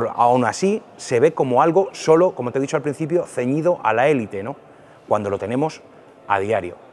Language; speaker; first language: Spanish; native; Spanish